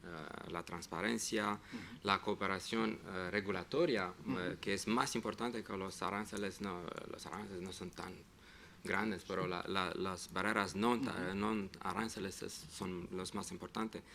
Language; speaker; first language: Spanish; non-native, fluent; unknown